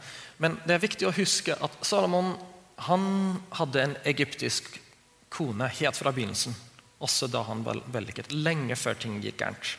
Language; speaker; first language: Norwegian; non-native, fluent; English